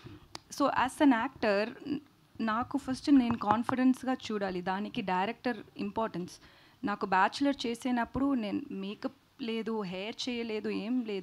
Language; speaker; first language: Telugu; non-native, learner; Tamil